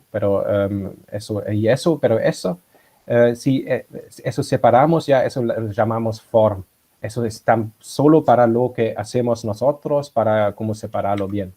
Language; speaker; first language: Spanish; non-native, fluent; German